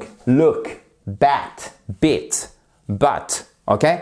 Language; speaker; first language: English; non-native, fluent; French